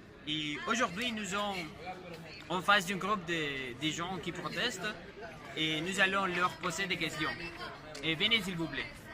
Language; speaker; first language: French; non-native, learner; Spanish